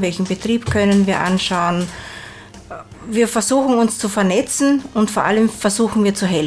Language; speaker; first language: German; native; German